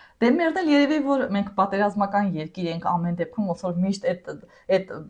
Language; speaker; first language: Armenian; native; Armenian